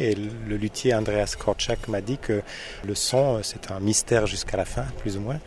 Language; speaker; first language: French; native; French